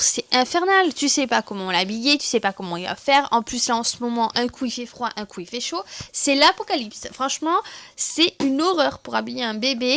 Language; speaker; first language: French; native; French